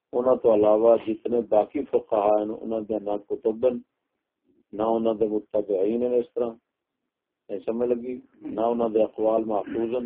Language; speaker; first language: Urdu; non-native, local second language; Punjabi